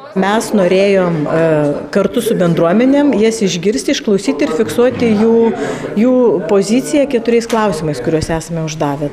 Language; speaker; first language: Lithuanian; native; Lithuanian